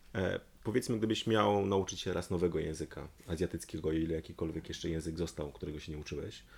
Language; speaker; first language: Polish; native; Polish